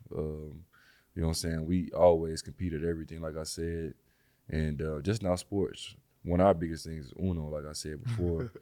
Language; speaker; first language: English; native; English